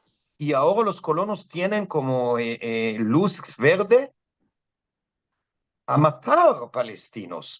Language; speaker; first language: Spanish; non-native, fluent; Hebrew